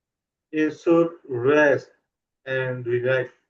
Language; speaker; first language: English; non-native, learner; Vietnamese